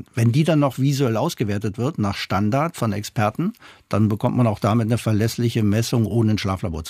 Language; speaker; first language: German; non-native, fluent; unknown